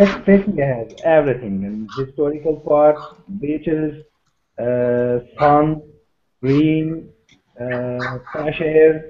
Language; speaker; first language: English; non-native, learner; Turkish